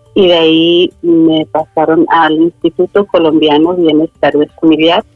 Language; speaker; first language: Spanish; early bilingual, other home language; Swedish